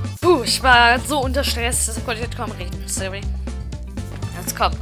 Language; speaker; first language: German; native; German